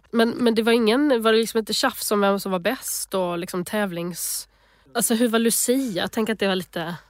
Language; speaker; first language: Swedish; native; Swedish